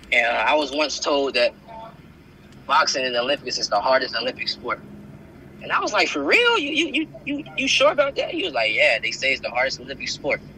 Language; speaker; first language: English; native; English